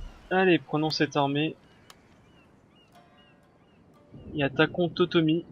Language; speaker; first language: French; native; French